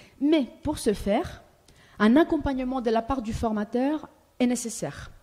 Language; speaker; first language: French; non-native, fluent; Greek